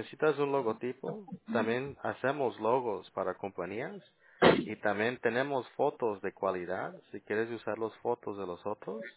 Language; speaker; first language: Spanish; early bilingual, heritage; Spanish